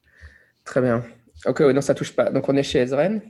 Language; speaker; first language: French; native; French